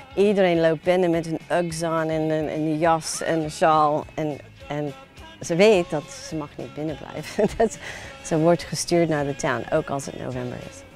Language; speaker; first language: Dutch; non-native, fluent; English